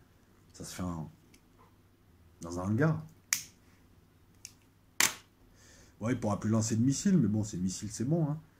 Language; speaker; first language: French; native; French